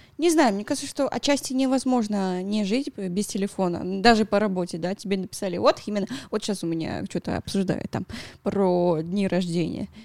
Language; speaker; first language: Russian; non-native, fluent; Spanish